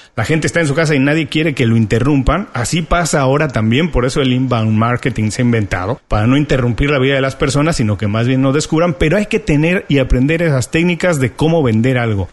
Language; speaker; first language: Spanish; native; Spanish